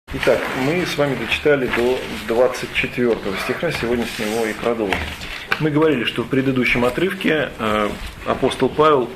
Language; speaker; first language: Russian; native; Russian